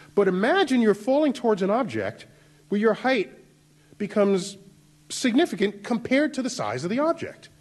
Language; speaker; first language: English; native; English